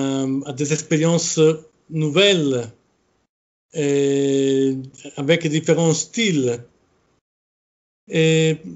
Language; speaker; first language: French; non-native, fluent; Italian